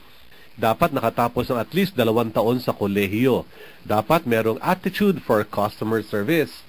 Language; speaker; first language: Filipino; native; Filipino